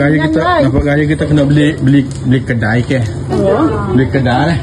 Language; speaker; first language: Malay; native; Malay